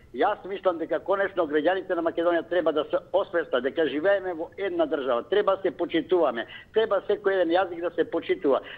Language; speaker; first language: Macedonian; native; Macedonian